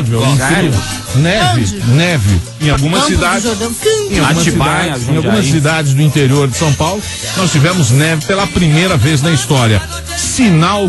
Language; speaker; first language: Portuguese; native; Portuguese